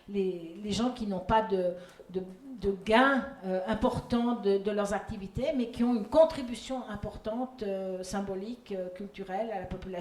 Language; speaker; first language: French; native; French